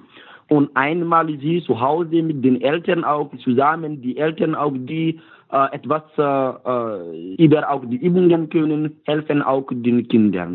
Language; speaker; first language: German; non-native, learner; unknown